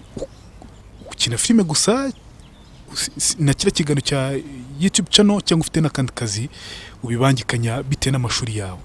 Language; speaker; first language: Kinyarwanda; native; Kinyarwanda